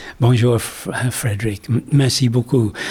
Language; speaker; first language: French; non-native, learner; English